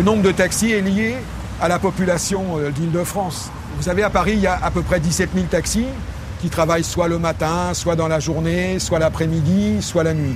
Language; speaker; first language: French; native; French